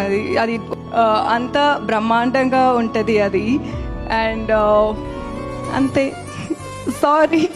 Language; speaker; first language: Telugu; non-native, learner; Tamil